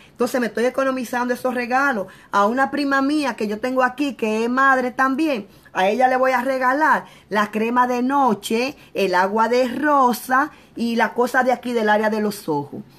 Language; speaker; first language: Spanish; native; Spanish